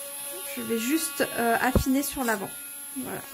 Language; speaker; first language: French; native; French